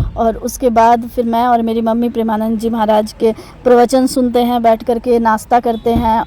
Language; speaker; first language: Hindi; non-native, local second language; Bangla